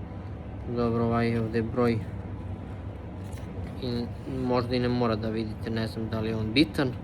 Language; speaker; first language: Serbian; early bilingual, heritage; Serbian